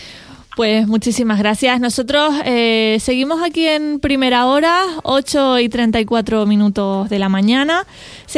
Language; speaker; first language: Spanish; native; Spanish